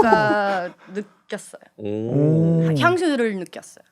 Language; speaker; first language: Korean; early bilingual, heritage; English